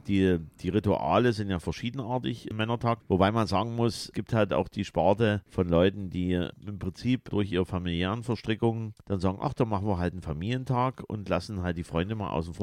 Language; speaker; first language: German; native; German